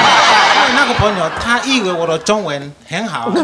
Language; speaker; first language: Chinese; non-native, learner; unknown